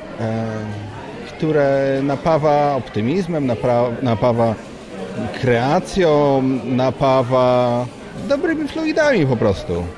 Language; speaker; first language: Polish; native; Polish